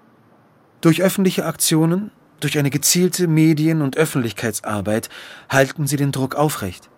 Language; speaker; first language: German; native; German